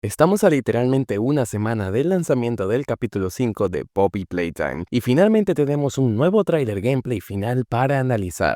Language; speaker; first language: Spanish; native; Spanish